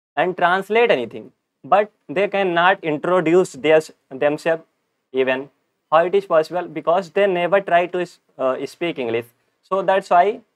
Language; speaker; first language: English; non-native, local second language; Hindi